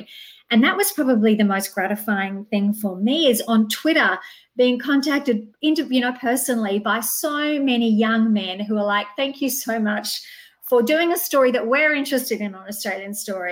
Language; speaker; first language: English; native; English